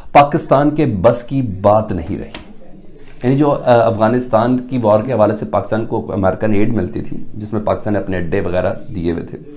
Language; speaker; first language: Urdu; native; Urdu